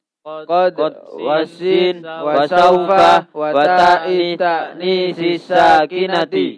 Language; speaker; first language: Arabic; non-native, learner; Indonesian